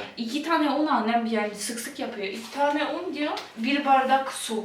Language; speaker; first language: Turkish; non-native, learner; Ukrainian